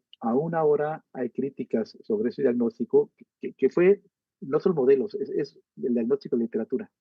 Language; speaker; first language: Spanish; native; Spanish